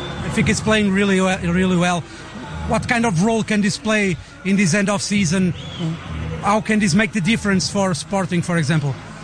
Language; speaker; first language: English; non-native, fluent; Portuguese